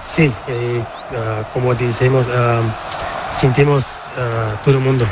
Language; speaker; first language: Spanish; non-native, learner; Portuguese